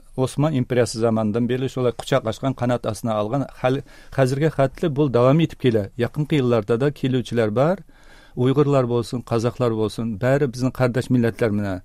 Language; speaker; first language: Tatar; early bilingual, heritage; Tatar